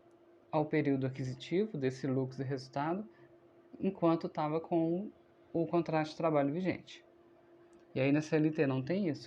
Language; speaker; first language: Portuguese; native; Portuguese